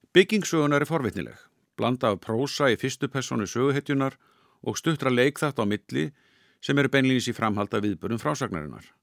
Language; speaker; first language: Icelandic; native; Icelandic